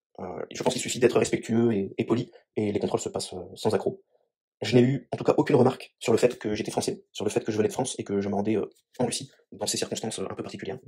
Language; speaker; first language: French; native; French